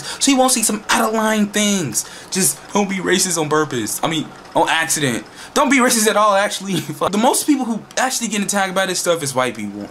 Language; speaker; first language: English; native; English